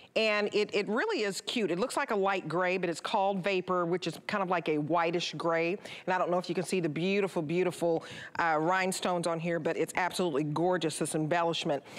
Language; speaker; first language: English; native; English